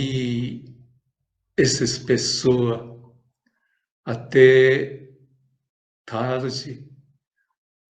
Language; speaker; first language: Portuguese; non-native, learner; Japanese